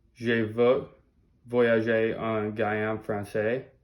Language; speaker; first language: French; non-native, learner; English